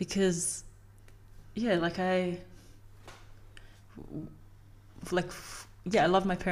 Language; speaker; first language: English; native; English